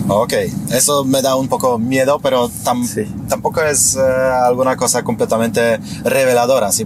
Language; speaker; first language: Spanish; non-native, fluent; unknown